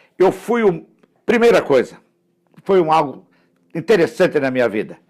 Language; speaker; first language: Portuguese; early bilingual, other home language; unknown